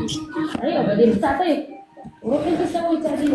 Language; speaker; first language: Arabic; non-native, local second language; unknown